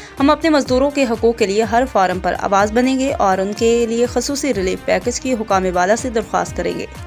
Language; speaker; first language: Urdu; non-native, local second language; Punjabi